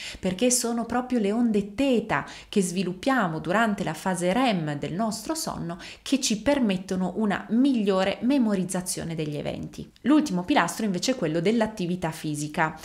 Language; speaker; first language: Italian; native; Italian